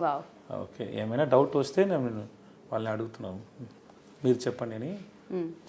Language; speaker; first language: Telugu; non-native, learner; Tamil